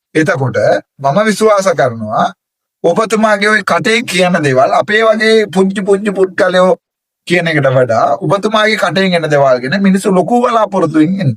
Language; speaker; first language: Sinhala; non-native, local second language; Tamil